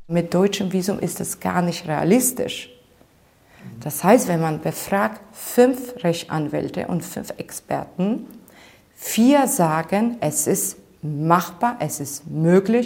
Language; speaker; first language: German; non-native, fluent; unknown